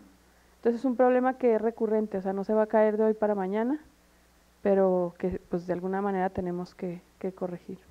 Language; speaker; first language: Spanish; native; Spanish